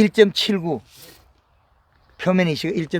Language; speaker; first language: Korean; native; Korean